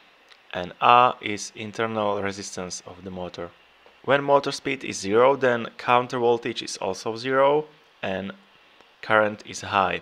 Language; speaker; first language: English; non-native, fluent; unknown